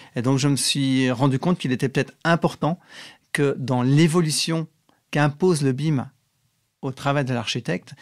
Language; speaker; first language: French; native; French